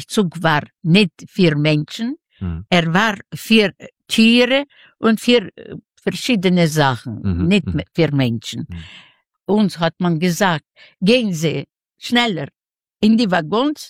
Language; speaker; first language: German; non-native, fluent; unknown